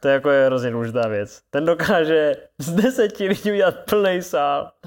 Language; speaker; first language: Czech; native; Czech